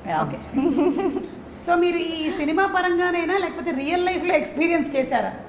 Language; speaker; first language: Telugu; native; Telugu